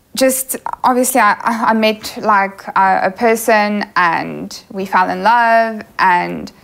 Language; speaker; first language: English; non-native, local second language; Afrikaans